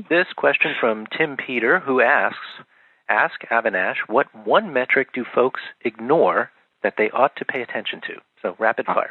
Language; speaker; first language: English; native; English